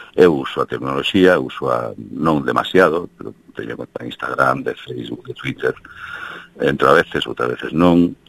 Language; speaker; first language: Galician; early bilingual, heritage; Galician